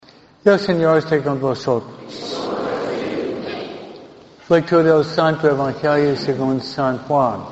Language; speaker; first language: Spanish; non-native, fluent; English